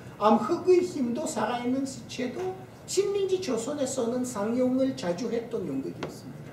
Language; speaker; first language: Korean; non-native, fluent; Russian